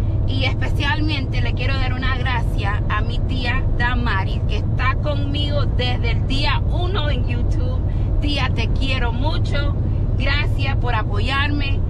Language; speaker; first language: Spanish; early bilingual, heritage; Spanish